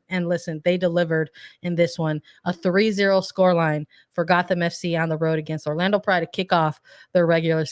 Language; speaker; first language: English; native; English